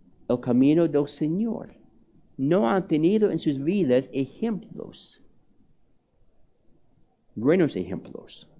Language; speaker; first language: Spanish; non-native, fluent; English